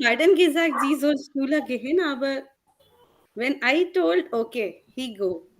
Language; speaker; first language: German; non-native, learner; Hindi